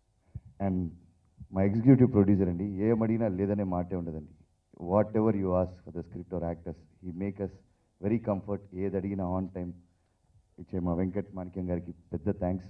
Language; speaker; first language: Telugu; native; Telugu